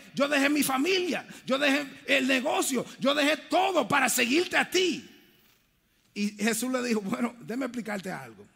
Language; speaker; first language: Spanish; early bilingual, heritage; Spanish